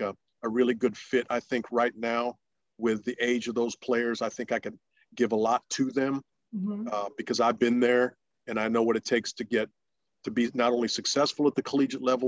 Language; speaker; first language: English; non-native, fluent; Russian